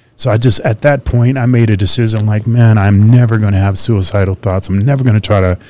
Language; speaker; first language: English; native; English